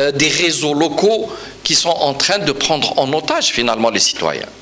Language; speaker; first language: French; non-native, local second language; Arabic